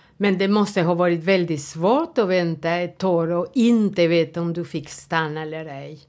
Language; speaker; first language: Swedish; non-native, fluent; Spanish